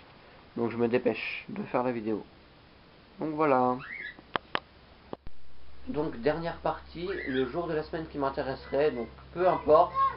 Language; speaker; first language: French; native; French